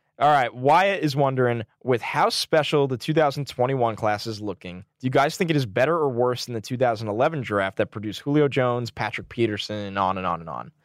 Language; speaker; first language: English; native; English